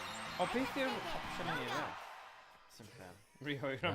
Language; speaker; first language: Welsh; native; Welsh